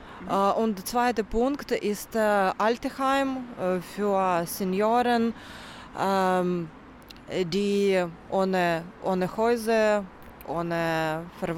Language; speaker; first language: German; non-native, learner; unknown